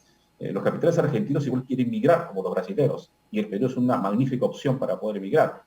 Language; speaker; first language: Spanish; native; Spanish